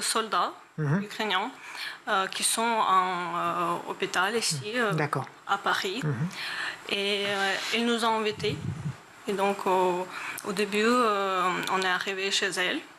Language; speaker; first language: French; non-native, learner; Ukrainian